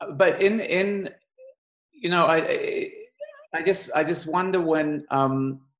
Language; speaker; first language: English; native; English